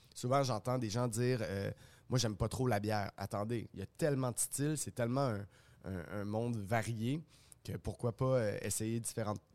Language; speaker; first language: French; native; French